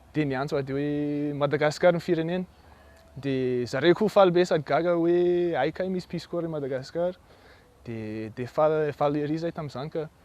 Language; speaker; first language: Malagasy; non-native, fluent; English